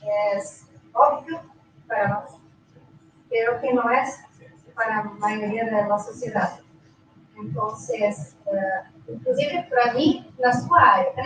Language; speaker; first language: Spanish; non-native, learner; Portuguese